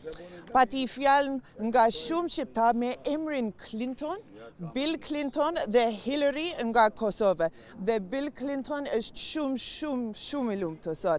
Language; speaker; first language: Albanian; non-native, learner; English